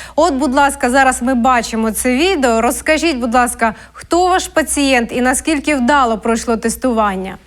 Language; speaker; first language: Ukrainian; native; Ukrainian